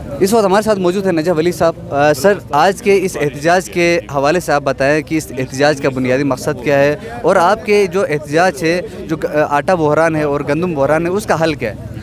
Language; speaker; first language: Urdu; non-native, local second language; Balti